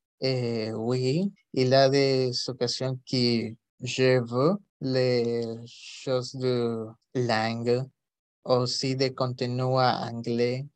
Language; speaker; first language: French; non-native, learner; Spanish